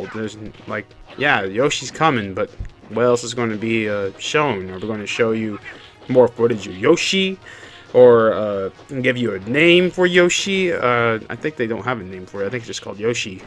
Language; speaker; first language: English; native; English